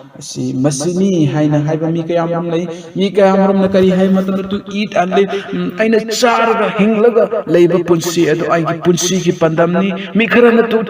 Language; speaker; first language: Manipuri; non-native, local second language; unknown